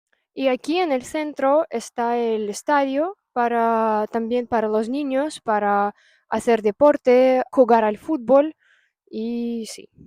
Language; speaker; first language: Spanish; non-native, fluent; Russian